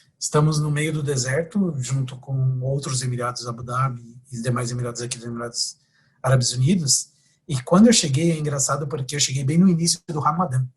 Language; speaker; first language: Portuguese; native; Portuguese